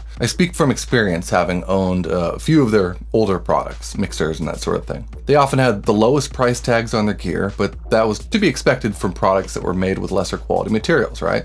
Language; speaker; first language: English; native; English